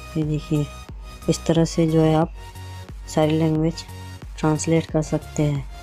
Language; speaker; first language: Hindi; native; Hindi